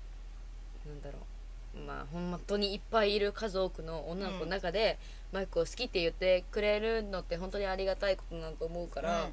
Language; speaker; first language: Japanese; native; Japanese